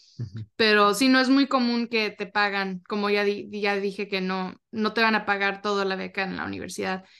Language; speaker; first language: Spanish; early bilingual, heritage; Spanish